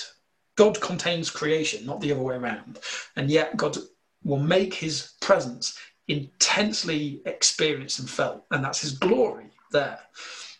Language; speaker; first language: English; native; English